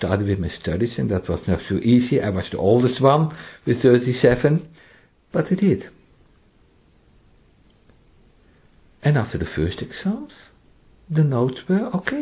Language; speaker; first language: English; non-native, learner; Dutch